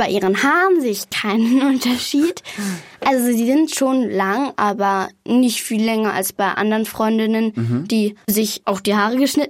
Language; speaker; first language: German; native; German